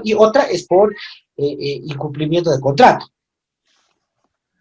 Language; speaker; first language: Spanish; native; Spanish